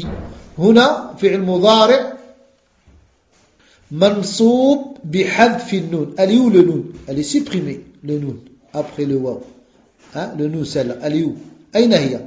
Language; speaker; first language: Arabic; non-native, fluent; French